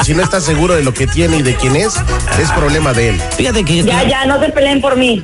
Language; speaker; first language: Spanish; native; Spanish